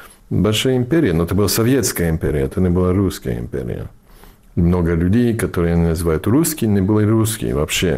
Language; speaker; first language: Russian; non-native, fluent; English